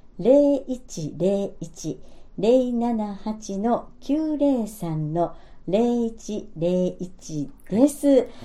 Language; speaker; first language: Japanese; native; Japanese